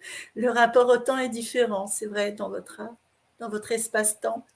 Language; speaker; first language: French; native; French